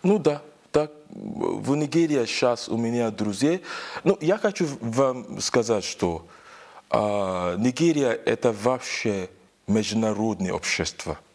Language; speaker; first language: Russian; non-native, learner; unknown